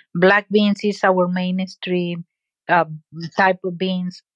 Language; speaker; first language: English; non-native, fluent; Spanish